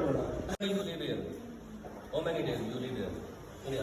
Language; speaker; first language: English; non-native, learner; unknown